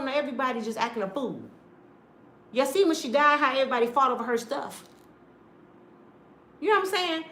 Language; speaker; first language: English; native; English